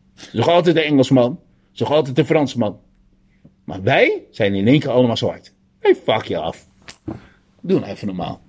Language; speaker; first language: Dutch; native; Dutch